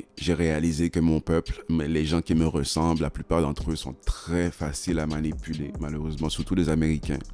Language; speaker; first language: French; early bilingual, other home language; Haitian Creole